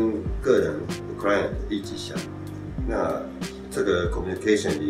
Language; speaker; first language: Chinese; non-native, learner; Japanese